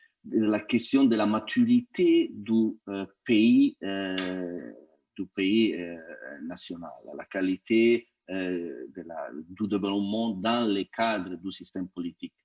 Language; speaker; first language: French; non-native, fluent; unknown